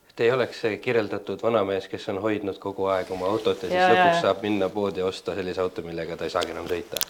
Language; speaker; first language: Estonian; native; Estonian